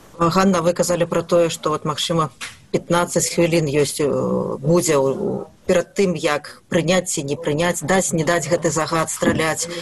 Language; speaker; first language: Belarusian; native; Belarusian